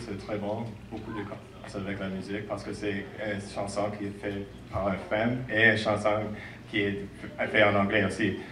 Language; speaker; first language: French; non-native, learner; English